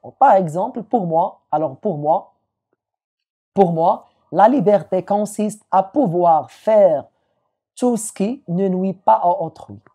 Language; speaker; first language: French; non-native, local second language; Arabic